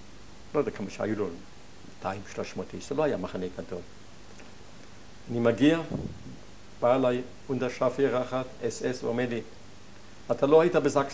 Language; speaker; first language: Hebrew; non-native, fluent; German